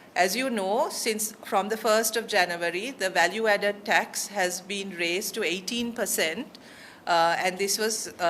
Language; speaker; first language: English; non-native, local second language; Sinhala